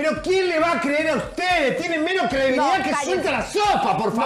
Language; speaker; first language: Spanish; native; Spanish